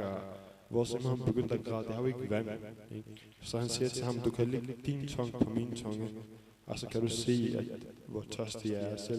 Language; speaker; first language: Danish; early bilingual, other home language; Arabic